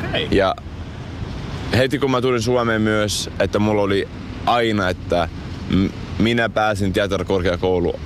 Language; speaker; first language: Finnish; non-native, fluent; Arabic